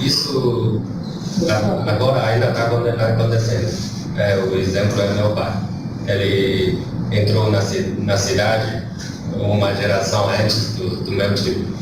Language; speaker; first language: Portuguese; non-native, learner; Chinese